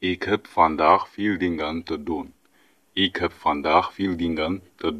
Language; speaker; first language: Dutch; non-native, fluent; Tigrinya